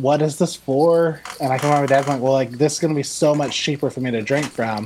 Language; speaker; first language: English; native; English